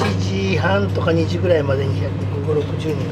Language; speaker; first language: Japanese; native; Japanese